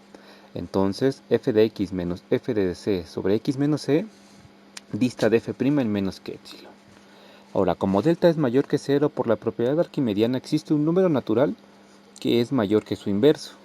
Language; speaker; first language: Spanish; native; Spanish